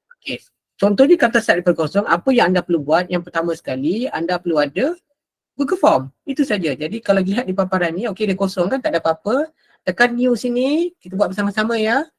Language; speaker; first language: Malay; native; Malay